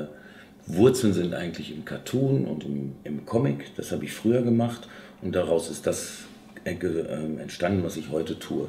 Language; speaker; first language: German; native; German